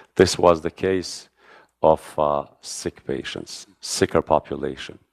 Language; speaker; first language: English; non-native, fluent; Albanian